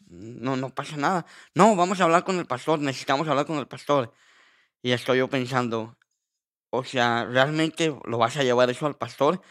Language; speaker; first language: Spanish; early bilingual, heritage; Spanish